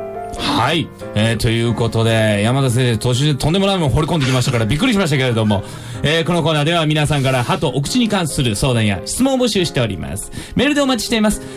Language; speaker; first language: Japanese; native; Japanese